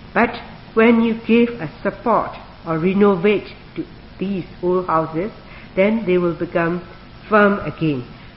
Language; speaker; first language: English; non-native, fluent; Burmese